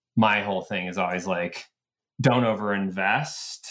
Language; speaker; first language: English; native; English